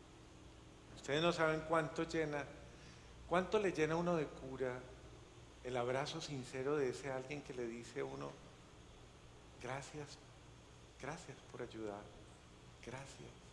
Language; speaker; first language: Spanish; native; Spanish